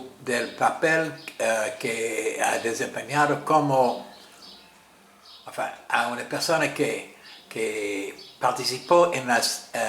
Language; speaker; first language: Spanish; non-native, fluent; English